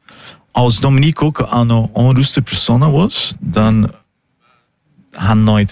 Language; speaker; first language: Dutch; non-native, learner; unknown